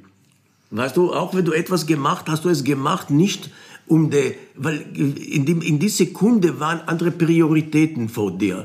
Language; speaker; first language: German; non-native, fluent; Hebrew